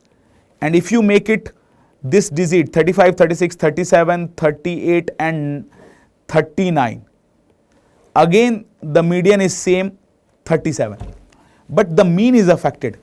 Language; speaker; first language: English; non-native, local second language; Hindi